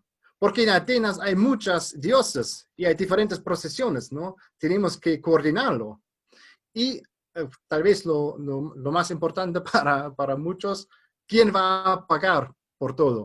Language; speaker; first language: Spanish; non-native, fluent; German